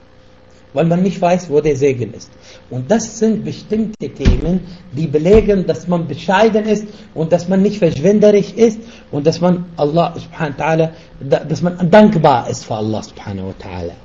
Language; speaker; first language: German; non-native, fluent; Arabic